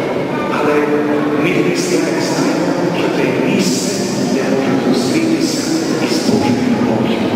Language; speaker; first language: Ukrainian; non-native, local second language; Rusyn